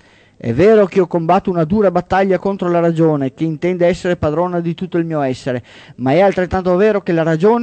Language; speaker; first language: Italian; native; Italian